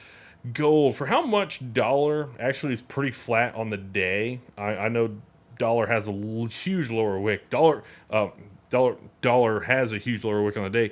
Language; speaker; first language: English; native; English